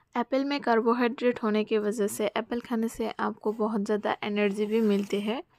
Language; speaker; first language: Hindi; non-native, local second language; Bangla